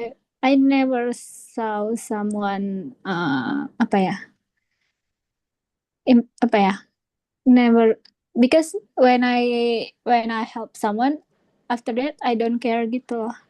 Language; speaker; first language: English; non-native, learner; Indonesian